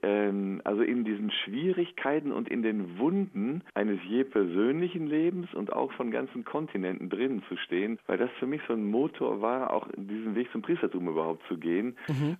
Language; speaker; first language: German; native; German